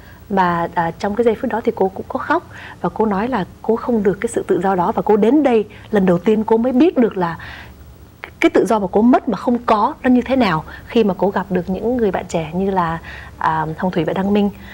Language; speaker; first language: Vietnamese; native; Vietnamese